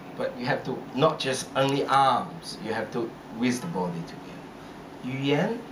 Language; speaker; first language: English; non-native, learner; Chinese